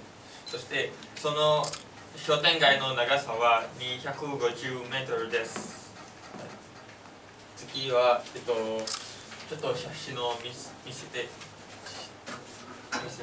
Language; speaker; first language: Japanese; non-native, learner; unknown